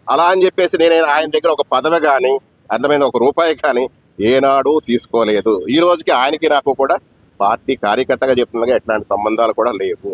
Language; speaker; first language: Telugu; native; Telugu